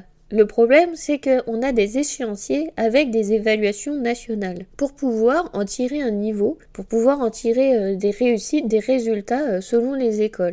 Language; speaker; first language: French; native; French